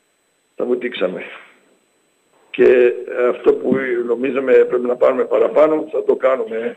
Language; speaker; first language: Greek; early bilingual, heritage; English